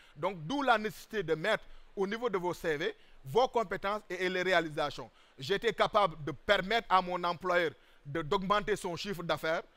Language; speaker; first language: French; non-native, local second language; Wolof